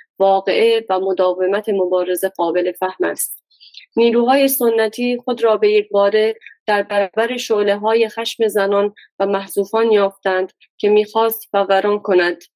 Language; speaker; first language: Persian; non-native, local second language; Baluchi